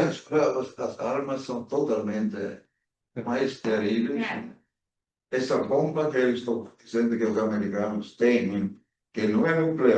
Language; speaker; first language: Portuguese; early bilingual, other home language; German